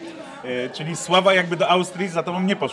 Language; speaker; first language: Polish; native; Polish